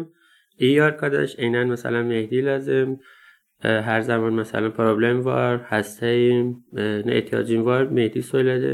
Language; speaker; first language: Turkish; non-native, learner; Persian